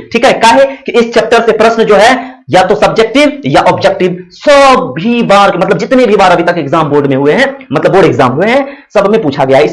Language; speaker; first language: Hindi; native; Hindi